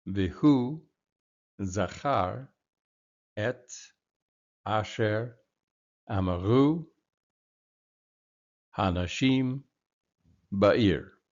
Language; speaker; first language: Hebrew; non-native, fluent; English